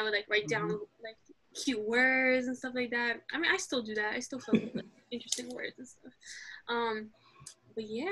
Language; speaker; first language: English; early bilingual, other home language; Arabic